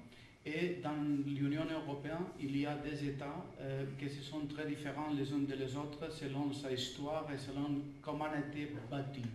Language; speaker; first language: French; non-native, fluent; Catalan